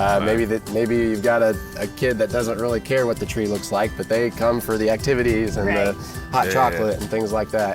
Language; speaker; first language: English; native; English